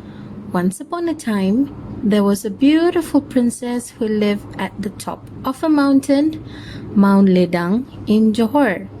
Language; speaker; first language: English; non-native, local second language; Malay